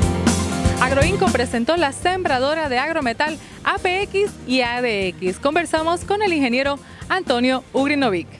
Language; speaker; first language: Spanish; native; Spanish